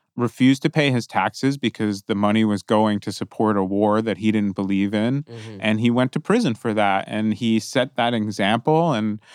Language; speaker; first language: English; native; English